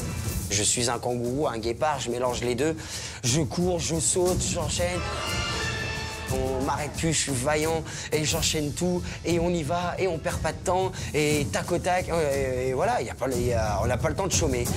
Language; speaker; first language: French; native; French